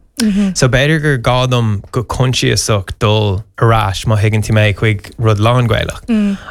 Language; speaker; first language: Irish; non-native, local second language; English